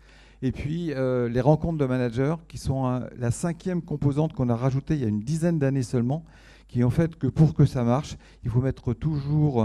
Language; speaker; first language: French; native; French